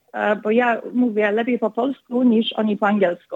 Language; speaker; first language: Polish; early bilingual, other home language; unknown